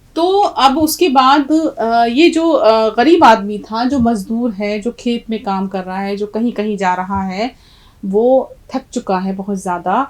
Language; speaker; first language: Urdu; native; Urdu